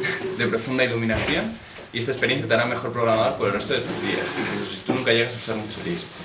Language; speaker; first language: Spanish; native; Spanish